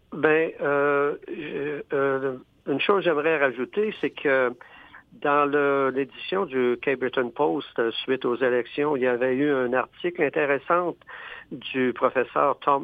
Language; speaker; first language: French; native; French